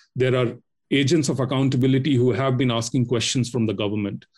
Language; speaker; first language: English; non-native, local second language; Hindi